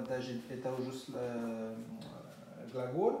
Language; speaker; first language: Russian; non-native, fluent; French